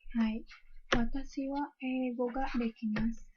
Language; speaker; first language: Japanese; non-native, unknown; Indonesian